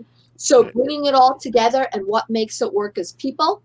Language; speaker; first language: English; native; English